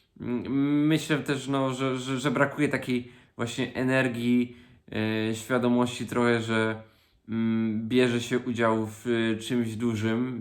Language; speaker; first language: Polish; native; Polish